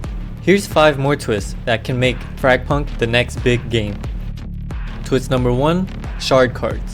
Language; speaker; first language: English; native; English